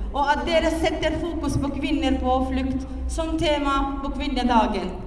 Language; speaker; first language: Norwegian; non-native, fluent; Arabic